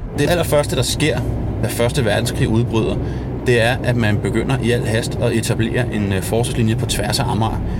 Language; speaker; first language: Danish; native; Danish